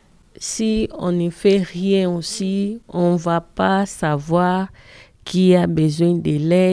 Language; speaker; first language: French; non-native, learner; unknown